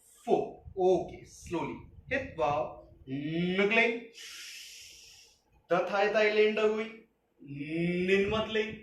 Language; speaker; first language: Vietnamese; non-native, learner; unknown